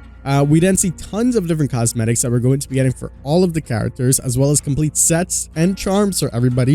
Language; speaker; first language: English; native; English